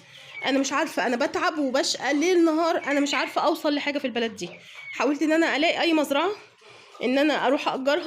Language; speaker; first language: Arabic; native; Arabic